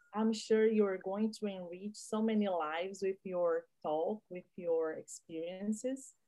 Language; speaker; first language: English; non-native, fluent; Portuguese